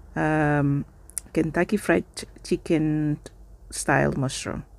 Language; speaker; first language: English; non-native, fluent; Indonesian